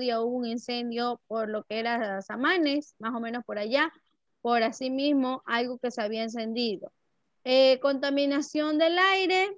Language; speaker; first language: Spanish; native; Spanish